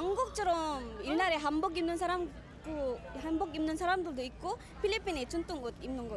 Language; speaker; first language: Korean; non-native, learner; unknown